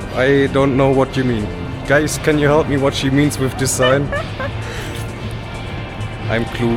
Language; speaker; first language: English; non-native, fluent; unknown